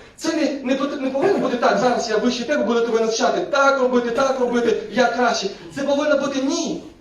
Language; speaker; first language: Ukrainian; non-native, local second language; Russian